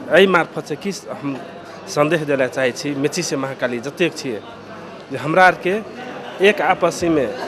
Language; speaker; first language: Maithili; non-native, local second language; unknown